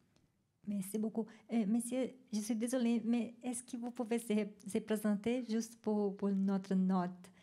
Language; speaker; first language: French; non-native, fluent; Spanish